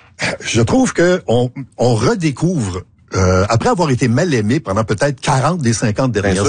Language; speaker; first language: French; native; French